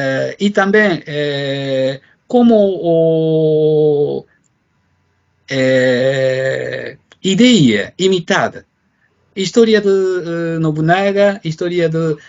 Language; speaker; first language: Portuguese; non-native, fluent; Japanese